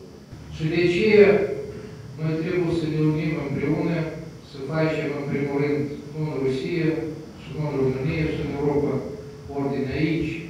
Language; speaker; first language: Romanian; non-native, local second language; Russian